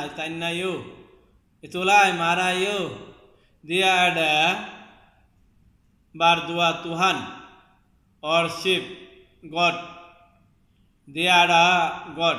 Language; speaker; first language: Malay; non-native, local second language; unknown